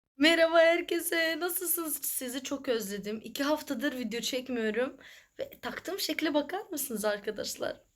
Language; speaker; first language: Turkish; early bilingual, other home language; Arabic